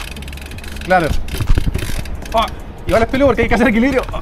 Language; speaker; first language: Spanish; native; Spanish